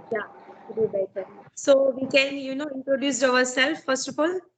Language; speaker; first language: English; non-native, learner; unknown